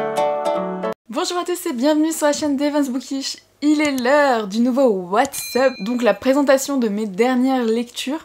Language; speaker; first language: French; native; French